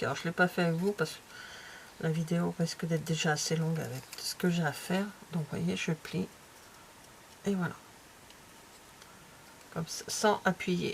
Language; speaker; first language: French; native; French